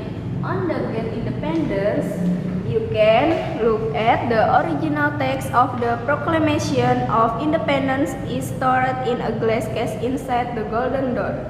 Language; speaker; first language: English; non-native, learner; Indonesian